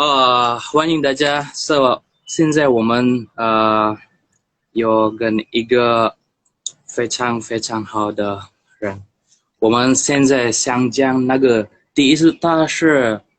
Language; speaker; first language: Chinese; non-native, learner; Indonesian